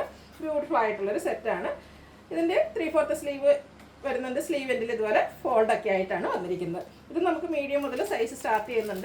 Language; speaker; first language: Malayalam; native; Malayalam